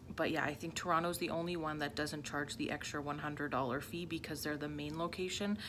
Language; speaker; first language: English; native; English